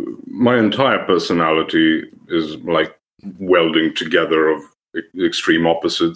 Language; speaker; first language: English; non-native, fluent; Serbian